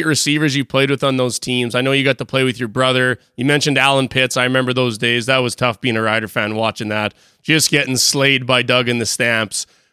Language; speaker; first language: English; native; English